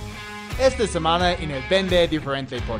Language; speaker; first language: Spanish; non-native, fluent; English